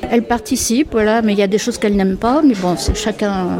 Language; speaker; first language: French; native; French